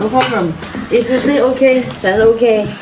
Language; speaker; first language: English; non-native, learner; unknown